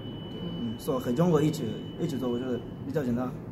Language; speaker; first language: Chinese; non-native, learner; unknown